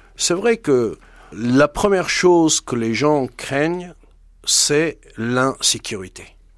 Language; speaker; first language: French; non-native, fluent; Persian